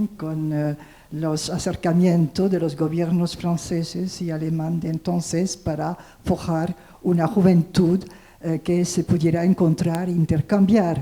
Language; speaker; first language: Spanish; non-native, fluent; French